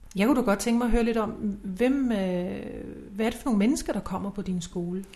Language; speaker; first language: Danish; native; Danish